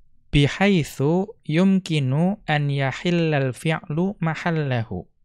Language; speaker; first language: Arabic; non-native, fluent; Indonesian